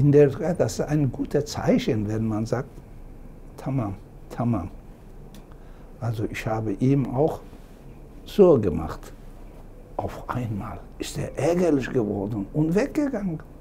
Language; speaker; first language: German; non-native, fluent; Turkish